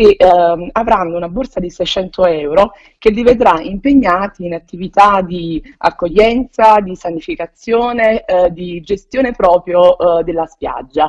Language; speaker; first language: Italian; native; Italian